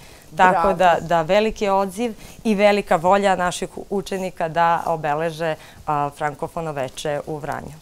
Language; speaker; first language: Serbian; native; Serbian